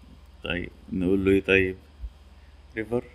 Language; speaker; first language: Arabic; native; Arabic